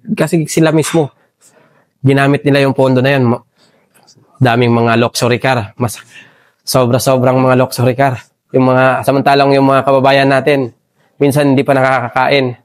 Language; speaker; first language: Filipino; native; Filipino